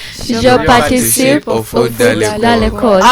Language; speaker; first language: French; non-native, learner; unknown